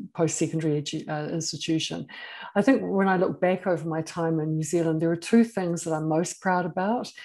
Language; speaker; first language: English; native; English